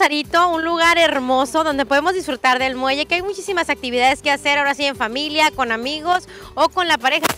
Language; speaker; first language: Spanish; native; Spanish